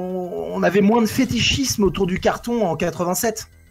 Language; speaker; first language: French; native; French